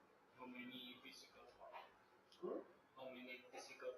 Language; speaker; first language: English; non-native, learner; Indonesian